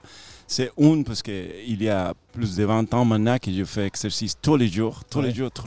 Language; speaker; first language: French; non-native, fluent; Spanish